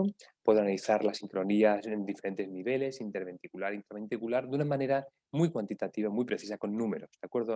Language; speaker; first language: Spanish; native; Spanish